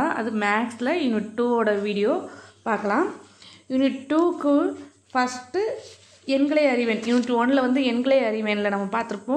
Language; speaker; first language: Tamil; native; Tamil